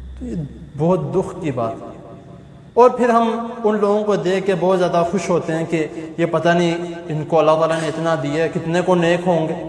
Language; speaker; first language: Urdu; non-native, local second language; Punjabi